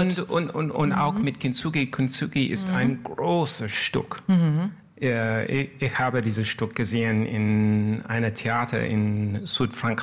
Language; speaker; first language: German; non-native, learner; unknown